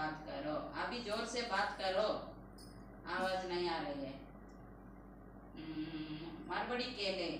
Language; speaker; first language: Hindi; non-native, learner; Tamil